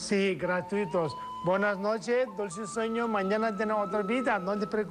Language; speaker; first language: Spanish; non-native, learner; Tibetan